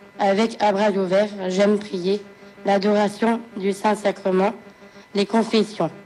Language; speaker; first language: French; native; French